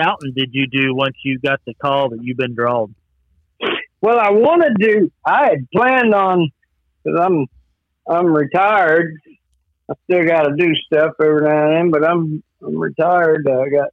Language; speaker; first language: English; native; English